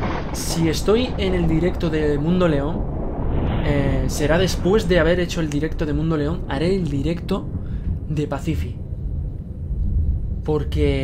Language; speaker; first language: Spanish; native; Spanish